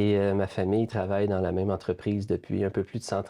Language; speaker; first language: French; native; French